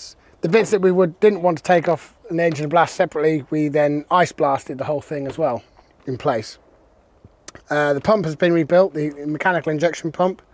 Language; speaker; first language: English; native; English